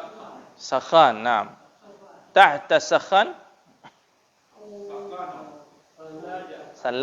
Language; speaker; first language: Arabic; non-native, fluent; Indonesian